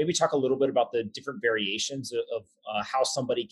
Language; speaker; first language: English; native; English